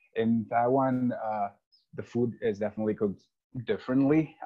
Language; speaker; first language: English; non-native, local second language; Hindi